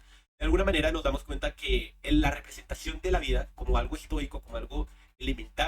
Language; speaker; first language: Spanish; native; Spanish